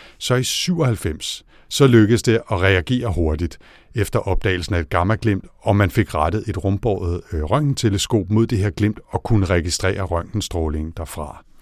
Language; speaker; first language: Danish; native; Danish